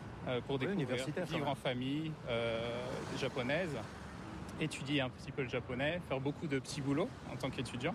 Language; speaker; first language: French; native; French